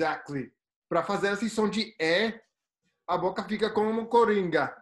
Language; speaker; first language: Portuguese; non-native, learner; Spanish